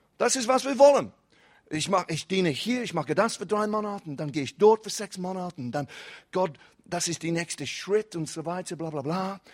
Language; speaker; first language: German; non-native, fluent; English